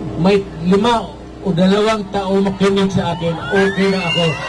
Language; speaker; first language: Filipino; non-native, local second language; Cebuano